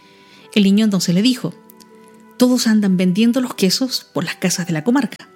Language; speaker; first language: Spanish; native; Spanish